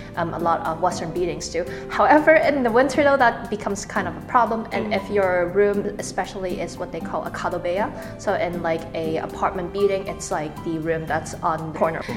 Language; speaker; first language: English; native; English